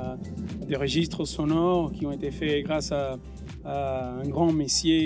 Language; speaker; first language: French; non-native, fluent; Spanish